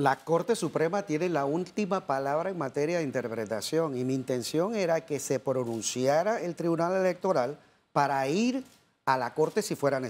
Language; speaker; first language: Spanish; native; Spanish